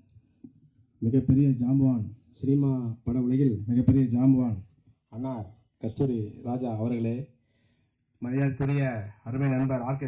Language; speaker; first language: Tamil; native; Tamil